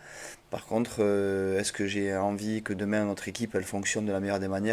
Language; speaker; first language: French; native; French